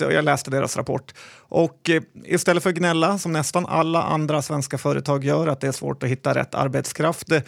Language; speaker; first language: Swedish; native; Swedish